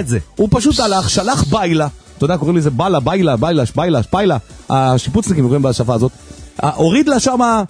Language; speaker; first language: Hebrew; native; Hebrew